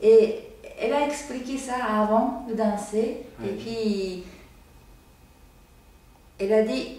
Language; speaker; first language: French; non-native, learner; Japanese